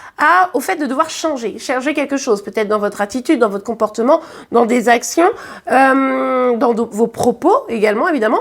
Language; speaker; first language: French; native; French